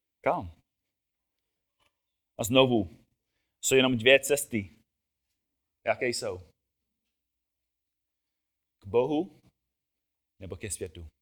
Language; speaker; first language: Czech; non-native, fluent; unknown